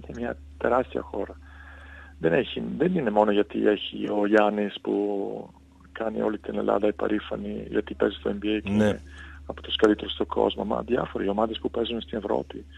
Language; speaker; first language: Greek; non-native, fluent; Italian